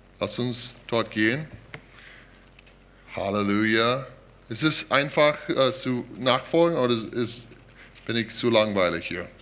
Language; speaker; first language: German; non-native, fluent; English